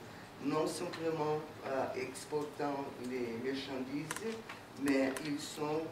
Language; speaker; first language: French; non-native, fluent; Portuguese